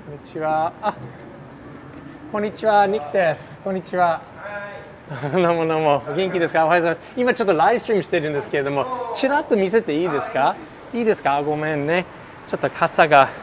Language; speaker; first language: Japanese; non-native, fluent; English